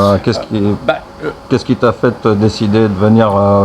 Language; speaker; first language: French; native; French